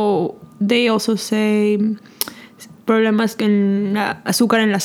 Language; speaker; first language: Spanish; early bilingual, heritage; English